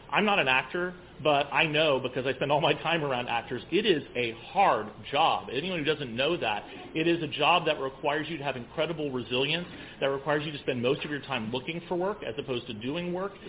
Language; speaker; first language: English; native; English